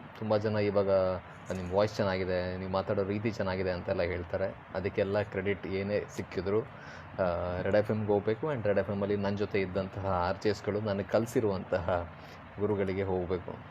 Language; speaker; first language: Kannada; non-native, local second language; Tulu